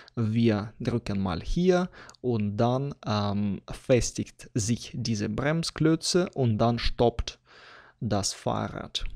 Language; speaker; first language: German; non-native, fluent; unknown